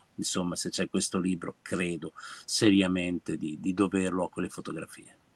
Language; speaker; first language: Italian; native; Italian